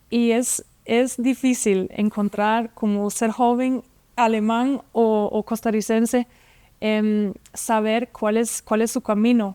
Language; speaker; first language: Spanish; non-native, fluent; German